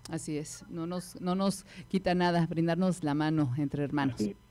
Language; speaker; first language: Spanish; native; Spanish